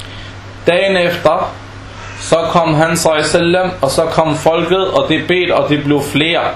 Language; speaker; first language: Danish; non-native, fluent; Arabic